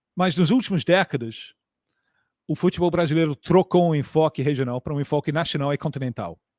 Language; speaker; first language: Portuguese; non-native, fluent; English